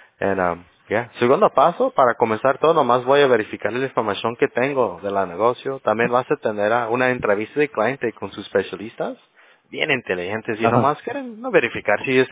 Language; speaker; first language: Spanish; early bilingual, heritage; English